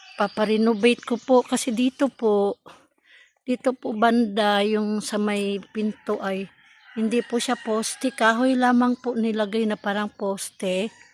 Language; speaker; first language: Filipino; non-native, local second language; Cebuano